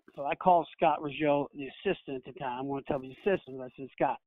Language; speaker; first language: English; native; English